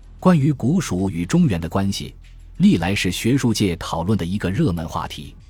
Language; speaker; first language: Chinese; native; Chinese